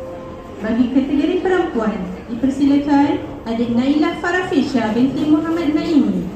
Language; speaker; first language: Malay; native; Malay